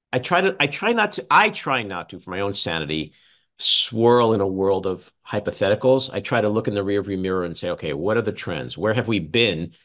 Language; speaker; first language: English; native; English